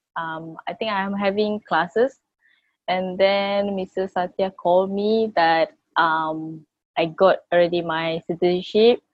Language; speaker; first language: English; non-native, local second language; Malay